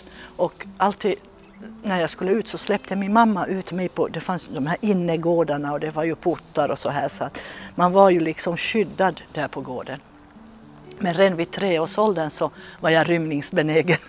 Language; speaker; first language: Swedish; early bilingual, other home language; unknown